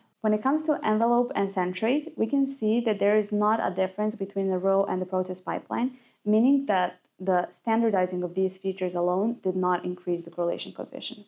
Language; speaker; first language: English; non-native, fluent; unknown